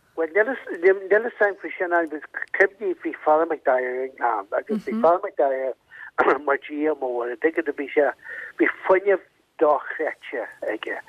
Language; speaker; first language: Irish; native; Irish